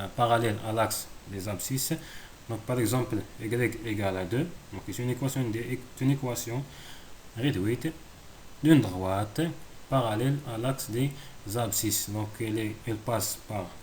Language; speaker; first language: French; non-native, local second language; Arabic